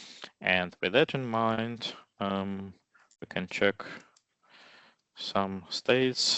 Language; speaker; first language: English; non-native, fluent; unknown